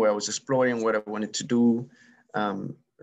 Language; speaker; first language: English; non-native, fluent; Spanish